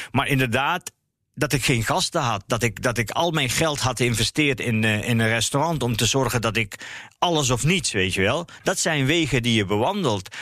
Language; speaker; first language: Dutch; early bilingual, other home language; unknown